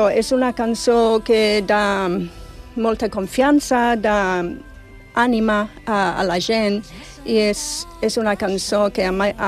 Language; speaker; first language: Catalan; non-native, fluent; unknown